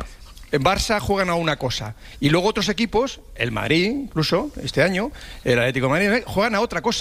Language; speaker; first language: Spanish; native; Spanish